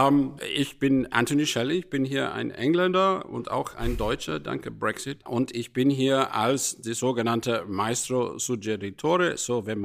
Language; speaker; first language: German; non-native, fluent; English